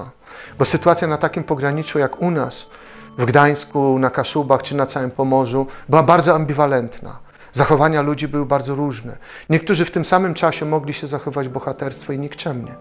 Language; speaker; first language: Polish; native; Polish